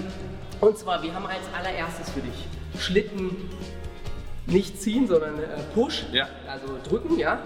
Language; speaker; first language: German; native; German